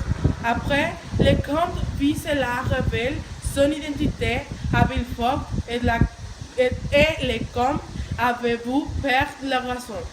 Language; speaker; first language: French; non-native, learner; Spanish